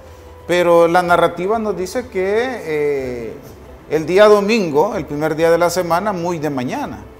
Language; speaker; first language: Spanish; native; Spanish